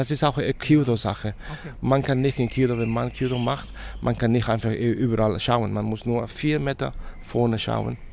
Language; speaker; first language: German; non-native, fluent; Spanish